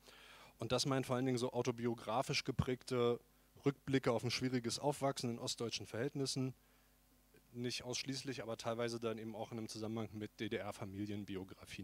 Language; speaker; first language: German; native; German